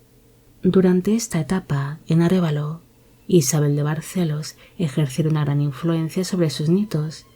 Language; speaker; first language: Spanish; native; Spanish